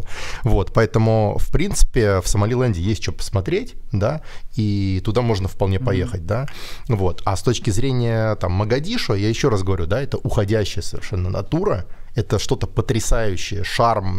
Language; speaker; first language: Russian; native; Russian